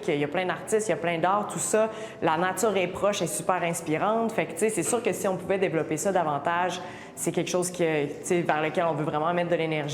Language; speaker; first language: French; native; French